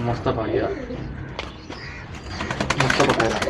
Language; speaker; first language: English; non-native, learner; Bangla